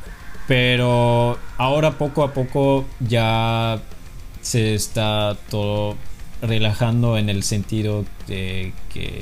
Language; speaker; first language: Spanish; non-native, fluent; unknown